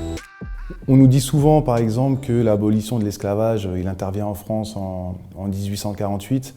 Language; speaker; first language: French; native; French